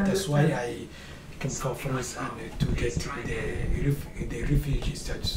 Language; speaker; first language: English; non-native, learner; Somali